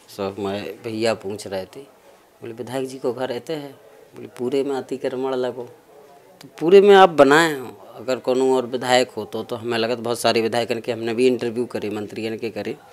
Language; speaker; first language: Hindi; native; Hindi